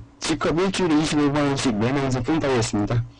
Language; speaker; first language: Korean; native; Korean